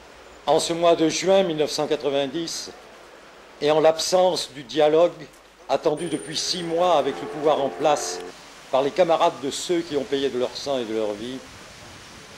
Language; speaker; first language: French; native; French